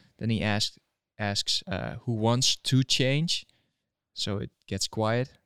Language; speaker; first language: English; non-native, fluent; Dutch